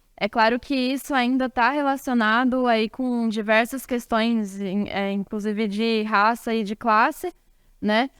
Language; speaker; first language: Portuguese; native; Portuguese